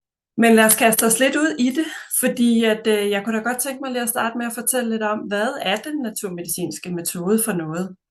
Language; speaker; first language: Danish; native; Danish